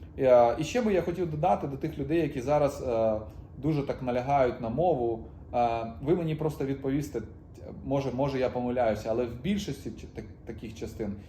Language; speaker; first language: Ukrainian; non-native, local second language; Russian